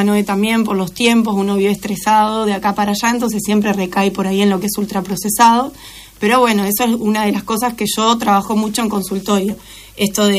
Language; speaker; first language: Spanish; native; Spanish